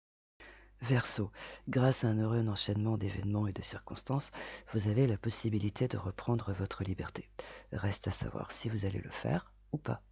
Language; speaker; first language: French; native; French